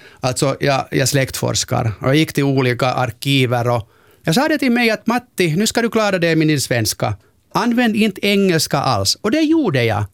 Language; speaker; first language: Swedish; non-native, local second language; Finnish